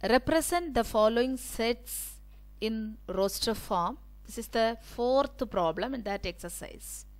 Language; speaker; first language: English; non-native, local second language; Tamil